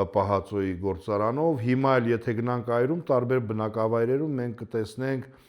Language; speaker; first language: Armenian; early bilingual, other home language; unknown